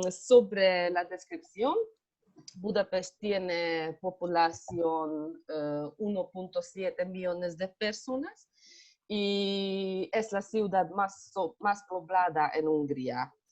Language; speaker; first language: Spanish; non-native, learner; Hungarian